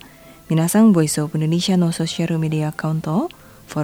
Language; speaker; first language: Japanese; non-native, fluent; Indonesian